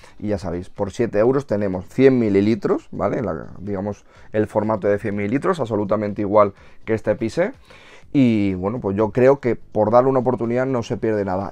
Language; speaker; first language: Spanish; native; Spanish